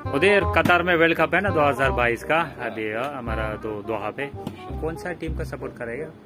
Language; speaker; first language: Hindi; non-native, local second language; Malayalam